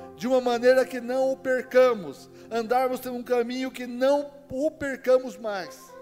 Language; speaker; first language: Portuguese; native; Portuguese